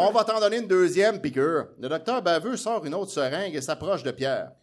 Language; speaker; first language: French; native; French